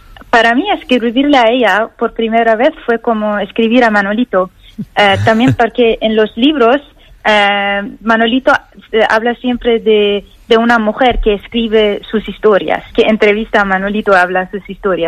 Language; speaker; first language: Spanish; non-native, fluent; Persian